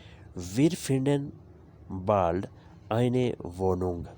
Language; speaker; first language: German; non-native, fluent; Urdu